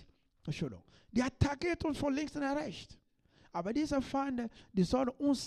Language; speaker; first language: German; non-native, learner; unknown